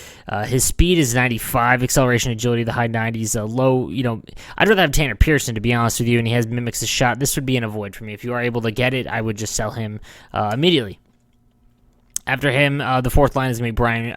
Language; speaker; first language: English; native; English